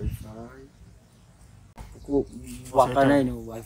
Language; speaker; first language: Japanese; non-native, learner; Thai